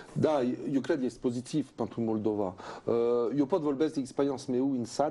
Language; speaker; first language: Romanian; non-native, learner; French